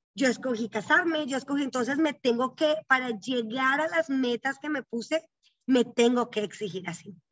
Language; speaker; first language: Spanish; native; Spanish